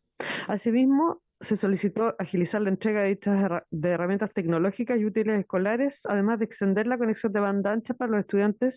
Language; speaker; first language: Spanish; native; Spanish